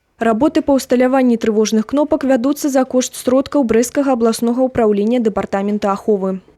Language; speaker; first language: Belarusian; native; Belarusian